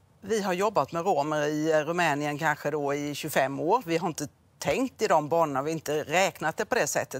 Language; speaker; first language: Swedish; native; Swedish